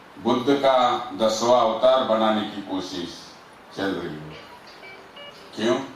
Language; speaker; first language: Hindi; non-native, local second language; Marathi